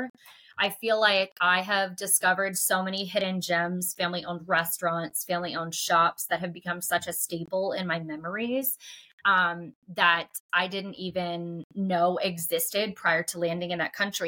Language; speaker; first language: English; native; English